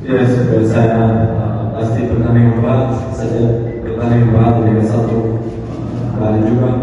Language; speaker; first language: Indonesian; non-native, fluent; Portuguese